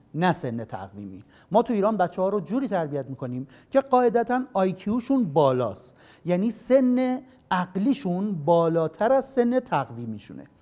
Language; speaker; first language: Persian; native; Persian